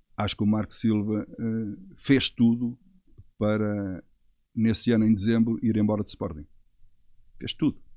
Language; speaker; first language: Portuguese; native; Portuguese